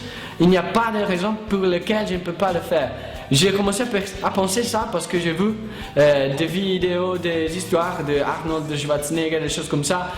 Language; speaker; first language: French; non-native, learner; Italian